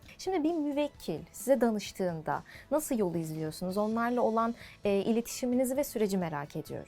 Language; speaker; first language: Turkish; native; Turkish